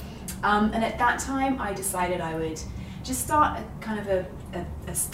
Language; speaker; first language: English; native; English